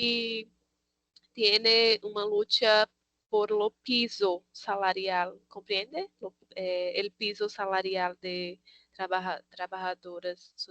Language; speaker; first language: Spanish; non-native, learner; Portuguese